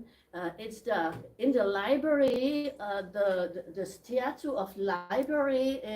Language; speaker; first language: English; non-native, learner; Czech